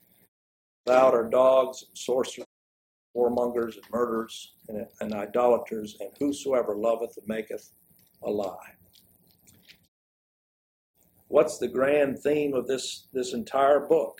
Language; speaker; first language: English; native; English